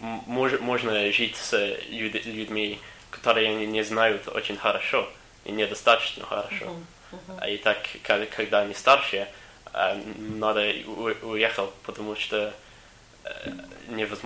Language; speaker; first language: Russian; non-native, learner; English